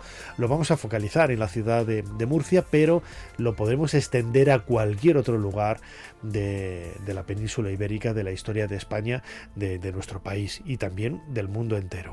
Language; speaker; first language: Spanish; native; Spanish